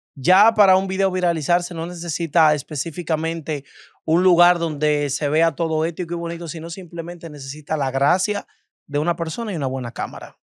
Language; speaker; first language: Spanish; native; Spanish